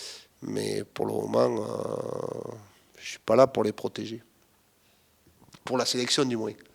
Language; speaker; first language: French; native; French